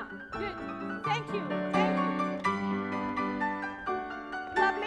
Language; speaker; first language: English; non-native, learner; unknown